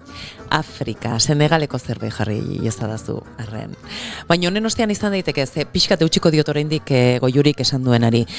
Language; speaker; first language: Basque; native; Basque